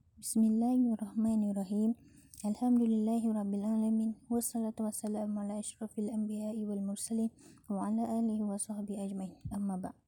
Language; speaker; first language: Arabic; non-native, learner; Malay